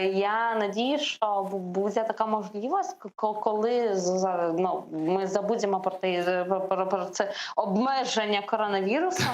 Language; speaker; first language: Ukrainian; non-native, learner; Lithuanian